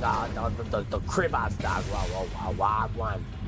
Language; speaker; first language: English; native; English